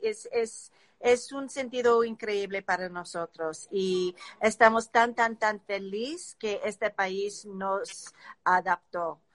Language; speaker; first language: Spanish; non-native, learner; English